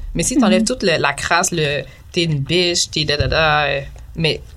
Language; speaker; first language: French; native; French